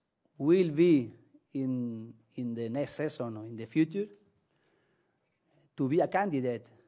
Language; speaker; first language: English; non-native, learner; Spanish